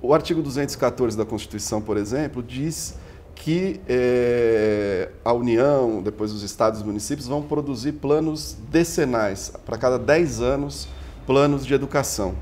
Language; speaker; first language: Portuguese; native; Portuguese